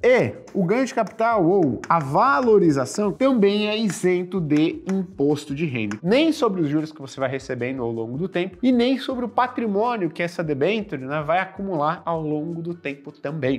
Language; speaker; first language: Portuguese; native; Portuguese